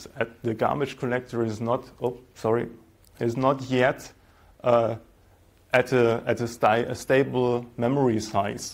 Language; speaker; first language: English; non-native, fluent; German